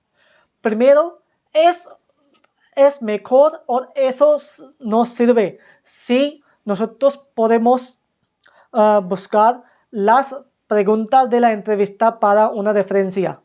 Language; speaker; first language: Spanish; non-native, fluent; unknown